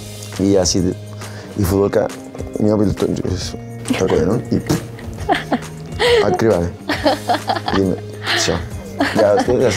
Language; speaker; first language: Russian; non-native, learner; Spanish